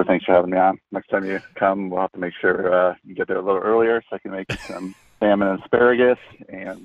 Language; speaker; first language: English; native; English